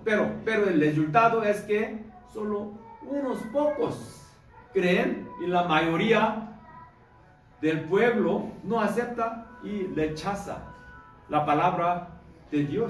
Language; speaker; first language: Spanish; non-native, learner; Korean